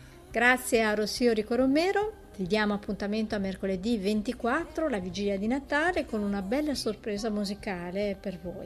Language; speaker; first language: Italian; native; Italian